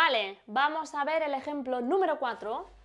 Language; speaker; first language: Spanish; non-native, fluent; Indonesian